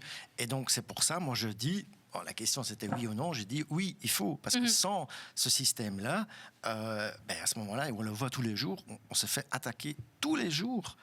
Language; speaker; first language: French; non-native, local second language; German